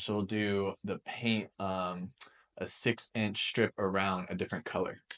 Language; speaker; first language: English; native; English